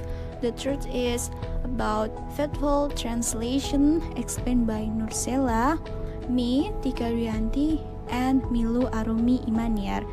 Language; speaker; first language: English; non-native, learner; Indonesian